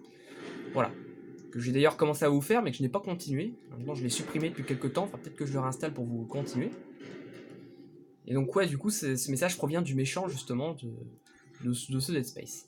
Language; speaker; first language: French; native; French